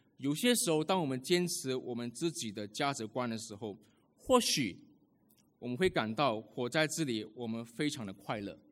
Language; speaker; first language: Chinese; early bilingual, heritage; Chinese